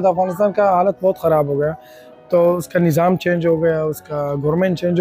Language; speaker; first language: Hindi; non-native, local second language; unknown